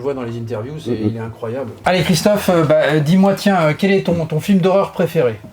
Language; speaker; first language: French; native; French